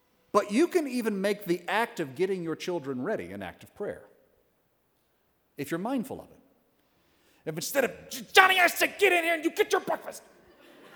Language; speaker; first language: English; native; English